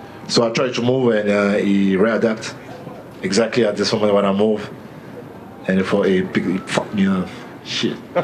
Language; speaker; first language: English; non-native, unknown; French